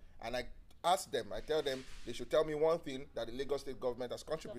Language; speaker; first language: English; non-native, local second language; Yoruba